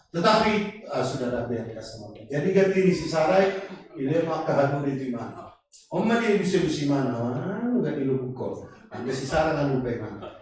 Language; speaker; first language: Indonesian; non-native, local second language; Batak Toba